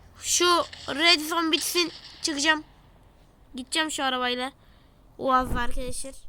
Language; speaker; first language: Turkish; native; Turkish